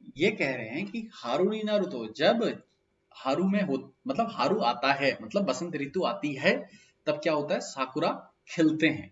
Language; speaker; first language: Hindi; native; Hindi